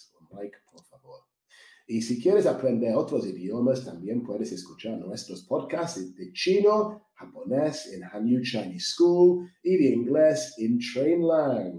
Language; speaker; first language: Spanish; non-native, fluent; English